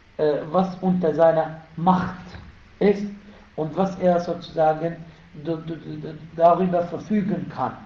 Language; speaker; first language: German; non-native, fluent; Arabic